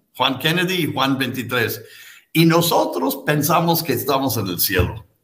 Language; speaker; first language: Spanish; non-native, fluent; English